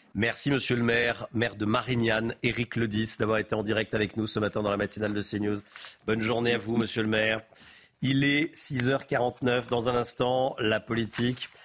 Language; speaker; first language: French; native; French